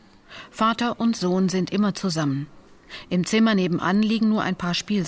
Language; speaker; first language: German; native; German